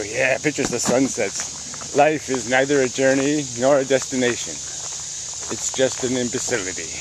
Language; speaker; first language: English; native; English